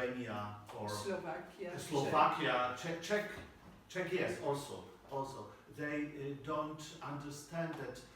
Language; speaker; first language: English; non-native, learner; Polish